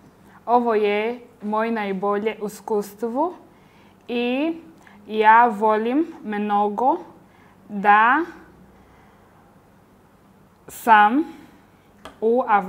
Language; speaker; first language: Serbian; non-native, learner; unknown